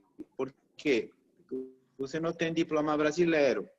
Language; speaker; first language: Portuguese; non-native, fluent; Spanish